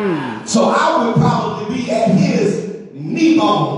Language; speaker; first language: English; native; English